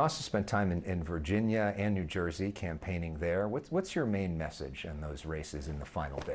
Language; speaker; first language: English; native; English